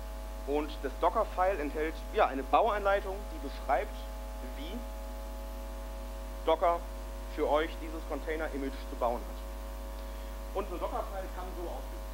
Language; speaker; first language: German; native; German